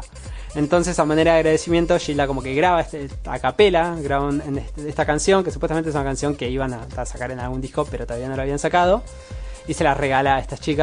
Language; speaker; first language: Spanish; native; Spanish